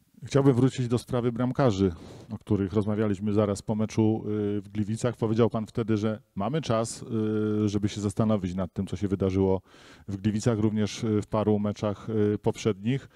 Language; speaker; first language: Polish; native; Polish